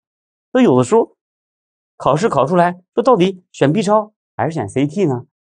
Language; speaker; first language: Chinese; native; Chinese